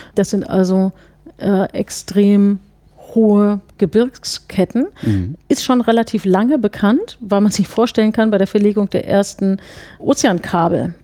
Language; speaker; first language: German; native; German